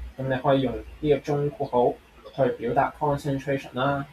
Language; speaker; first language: Cantonese; native; Cantonese